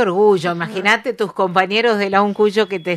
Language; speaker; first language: Spanish; native; Spanish